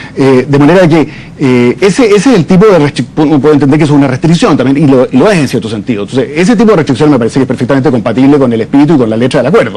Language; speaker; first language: Spanish; native; Spanish